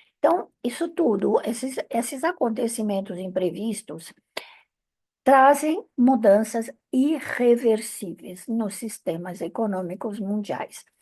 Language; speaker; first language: Portuguese; non-native, fluent; Italian